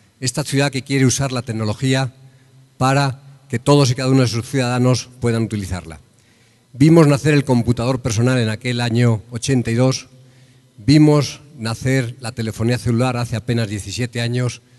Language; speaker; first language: Spanish; native; Spanish